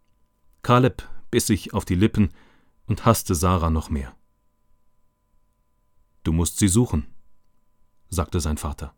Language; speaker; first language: German; native; German